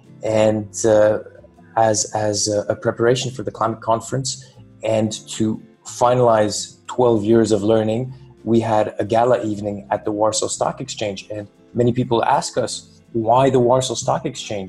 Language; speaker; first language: English; non-native, fluent; French